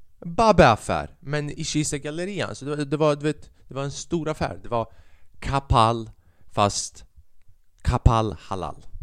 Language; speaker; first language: Swedish; early bilingual, other home language; Albanian